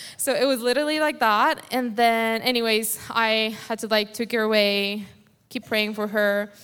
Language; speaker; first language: English; non-native, fluent; Spanish